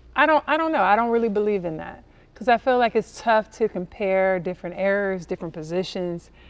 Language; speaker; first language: English; native; English